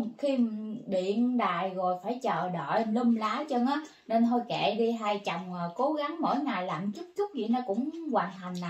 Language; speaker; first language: Vietnamese; native; Vietnamese